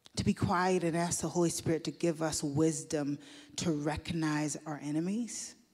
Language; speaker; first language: English; native; English